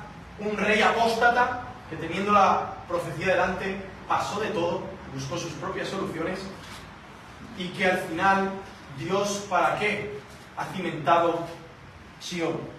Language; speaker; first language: Spanish; native; Spanish